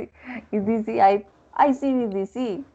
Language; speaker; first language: English; non-native, learner; Spanish